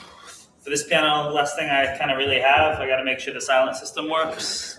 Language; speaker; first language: English; native; English